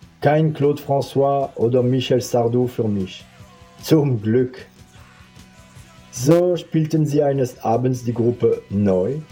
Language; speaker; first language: German; non-native, fluent; French